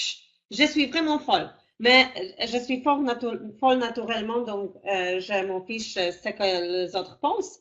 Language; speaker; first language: French; non-native, fluent; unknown